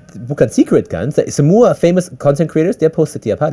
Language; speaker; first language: Indonesian; early bilingual, heritage; English